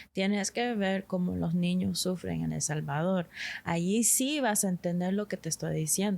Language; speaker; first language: Spanish; early bilingual, heritage; Spanish